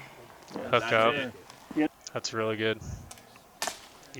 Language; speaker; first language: English; native; English